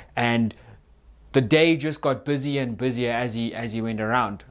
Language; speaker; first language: English; native; English